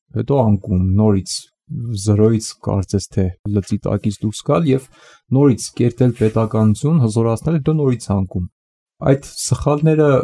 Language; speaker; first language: Armenian; native; Armenian